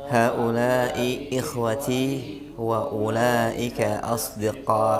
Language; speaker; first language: Arabic; non-native, learner; Indonesian